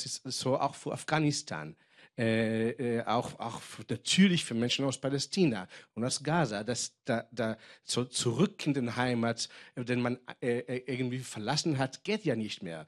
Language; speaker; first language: German; non-native, fluent; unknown